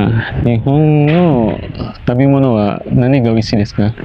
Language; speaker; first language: Japanese; non-native, learner; Indonesian